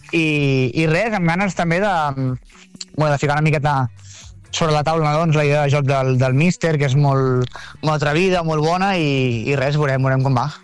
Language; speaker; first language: Catalan; native; Catalan